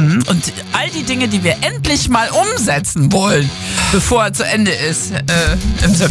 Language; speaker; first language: German; native; German